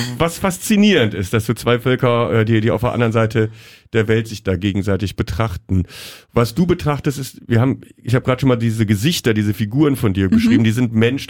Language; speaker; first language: German; native; German